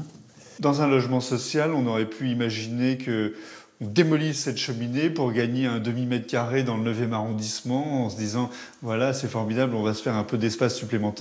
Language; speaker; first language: French; native; French